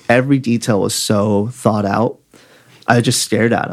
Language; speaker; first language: English; native; English